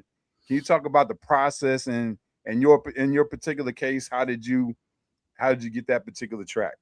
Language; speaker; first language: English; native; English